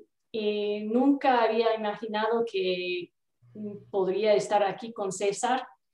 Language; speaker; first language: Spanish; non-native, fluent; English